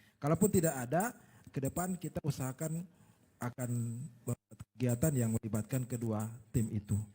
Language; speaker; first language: Indonesian; native; Indonesian